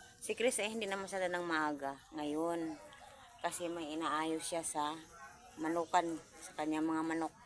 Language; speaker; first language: Filipino; non-native, local second language; Cebuano